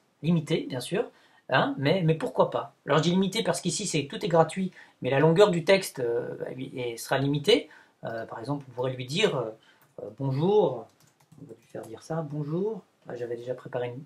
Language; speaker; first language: French; native; French